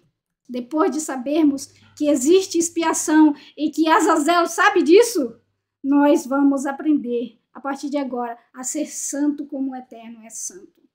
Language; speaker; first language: Portuguese; native; Portuguese